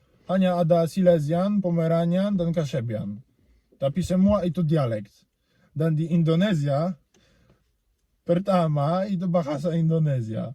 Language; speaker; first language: Indonesian; non-native, learner; Polish